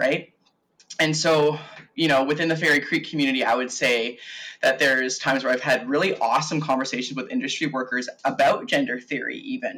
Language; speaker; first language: English; native; English